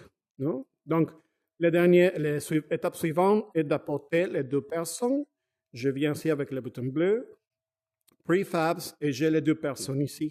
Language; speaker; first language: French; non-native, fluent; Spanish